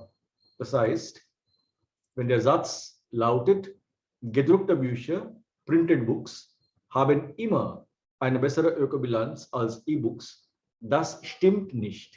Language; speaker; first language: German; non-native, fluent; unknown